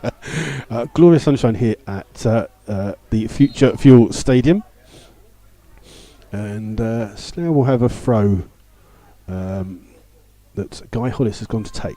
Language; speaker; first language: English; native; English